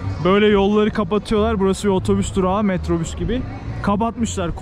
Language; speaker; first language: Turkish; native; Turkish